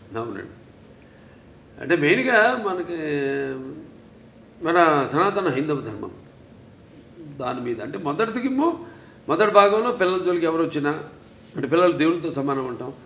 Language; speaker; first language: Telugu; native; Telugu